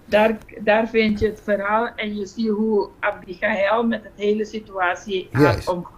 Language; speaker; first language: Dutch; non-native, fluent; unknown